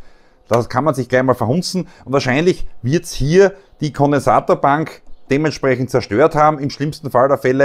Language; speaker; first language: German; native; German